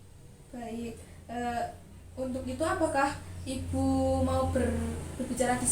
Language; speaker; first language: Indonesian; native; Indonesian